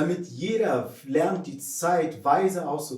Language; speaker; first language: German; non-native, fluent; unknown